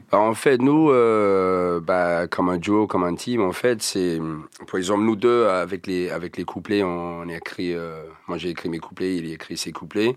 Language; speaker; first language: French; non-native, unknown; English